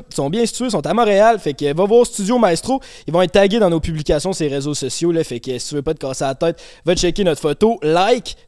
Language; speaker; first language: French; native; French